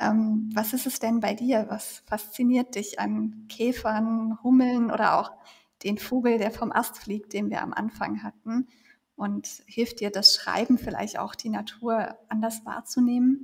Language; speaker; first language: German; native; German